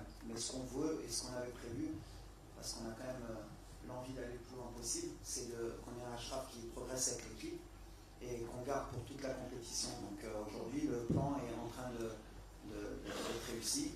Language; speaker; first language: French; native; French